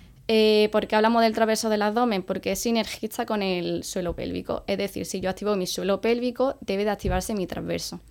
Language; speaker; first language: Spanish; native; Spanish